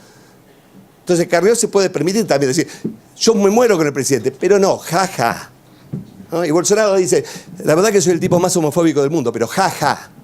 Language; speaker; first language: Spanish; native; Spanish